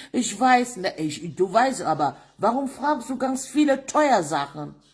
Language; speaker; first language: German; non-native, learner; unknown